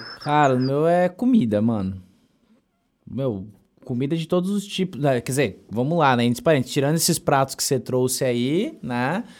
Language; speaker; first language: Portuguese; native; Portuguese